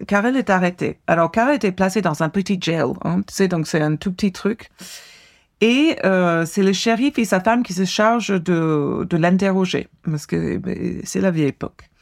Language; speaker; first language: French; non-native, fluent; English